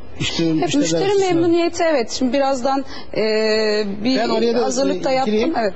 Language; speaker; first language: Turkish; native; Turkish